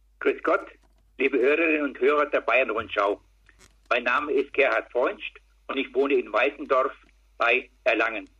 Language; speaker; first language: German; native; German